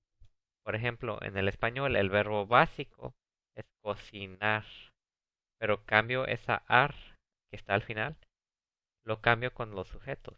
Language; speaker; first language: Spanish; early bilingual, heritage; Spanish